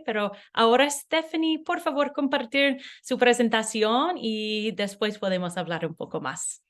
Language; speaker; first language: Spanish; non-native, learner; English